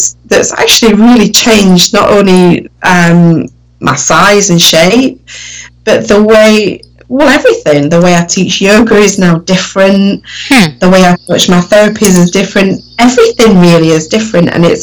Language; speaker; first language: English; native; English